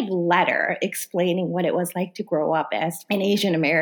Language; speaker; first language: English; early bilingual, other home language; Korean